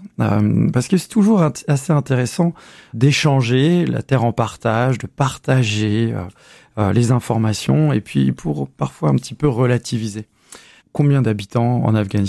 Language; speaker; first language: French; native; French